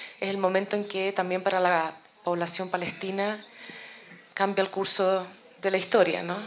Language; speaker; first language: Spanish; native; Spanish